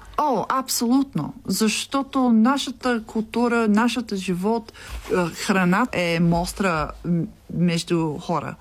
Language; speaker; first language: Bulgarian; non-native, learner; English